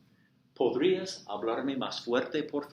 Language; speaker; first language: Spanish; non-native, fluent; English